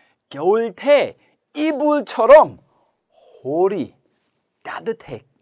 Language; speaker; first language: Korean; non-native, learner; English